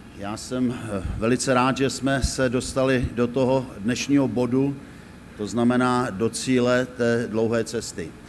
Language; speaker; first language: Czech; native; Czech